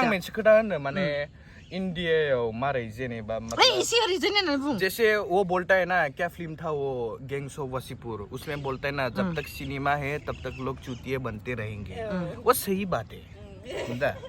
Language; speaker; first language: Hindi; non-native, local second language; Bodo